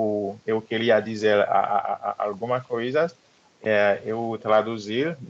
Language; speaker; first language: Portuguese; non-native, learner; Haitian Creole